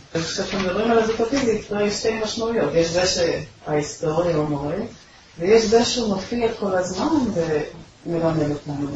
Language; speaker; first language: Hebrew; native; Hebrew